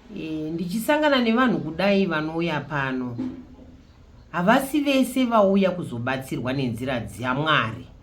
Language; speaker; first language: Shona; native; Shona